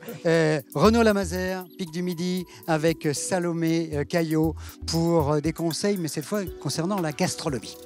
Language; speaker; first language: French; native; French